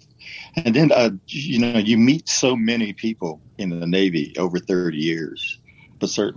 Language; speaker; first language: English; native; English